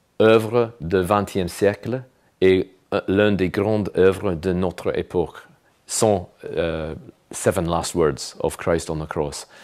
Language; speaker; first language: French; non-native, fluent; English